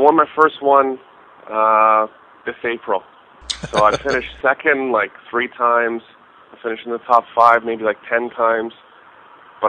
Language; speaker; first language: English; native; English